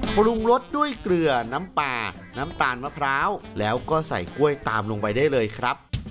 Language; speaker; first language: Thai; native; Thai